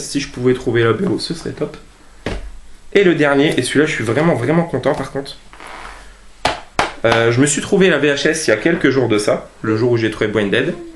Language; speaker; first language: French; native; French